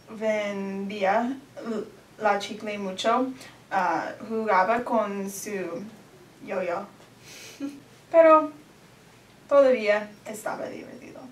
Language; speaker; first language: Spanish; non-native, learner; English